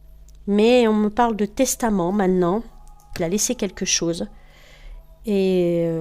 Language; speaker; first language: French; native; French